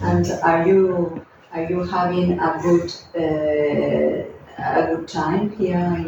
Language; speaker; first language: English; non-native, fluent; Spanish